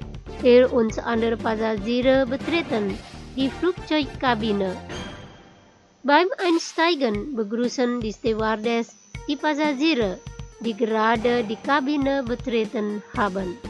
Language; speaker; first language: German; non-native, fluent; Indonesian